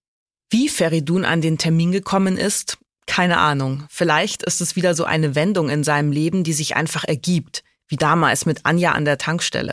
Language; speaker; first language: German; native; German